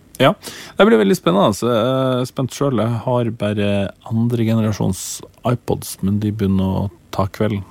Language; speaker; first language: Norwegian; native; Norwegian